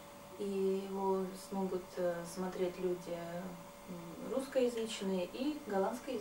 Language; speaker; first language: Russian; non-native, fluent; Dutch